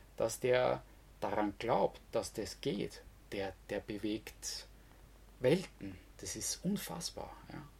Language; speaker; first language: German; native; German